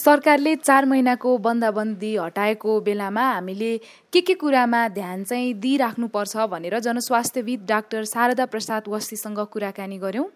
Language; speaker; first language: Nepali; native; Nepali